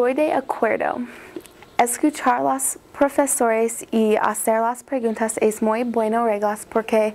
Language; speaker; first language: Spanish; non-native, learner; English